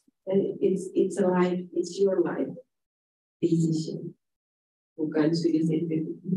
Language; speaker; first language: English; non-native, fluent; Indonesian